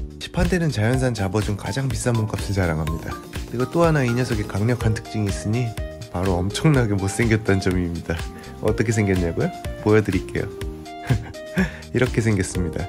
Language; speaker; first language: Korean; native; Korean